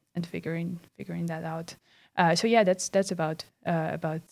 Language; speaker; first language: English; non-native, fluent; Russian